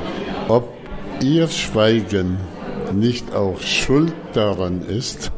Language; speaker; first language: German; non-native, fluent; Arabic